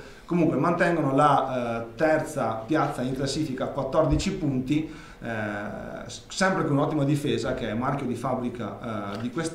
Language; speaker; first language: Italian; native; Italian